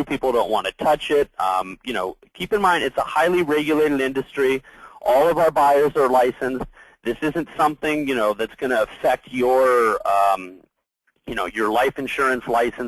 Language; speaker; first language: English; native; English